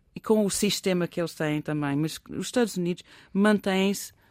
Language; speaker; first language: Portuguese; non-native, fluent; English